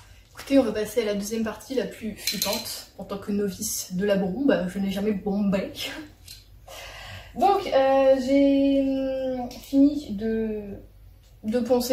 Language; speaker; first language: French; native; French